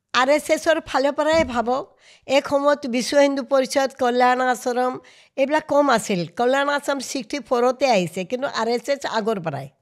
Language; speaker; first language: Assamese; non-native, local second language; Hindi